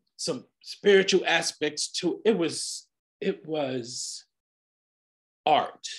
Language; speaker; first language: English; native; English